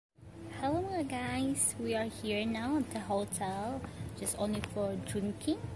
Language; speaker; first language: English; non-native, learner; Filipino